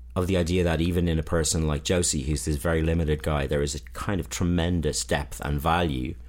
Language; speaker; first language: English; native; English